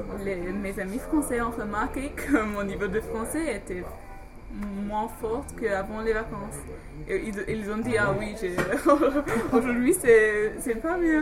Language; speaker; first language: French; non-native, fluent; English